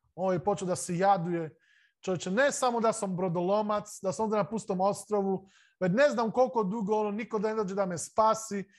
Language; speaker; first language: Serbian; non-native, local second language; Slovak